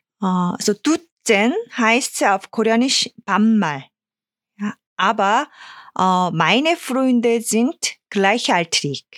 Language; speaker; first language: German; non-native, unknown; Korean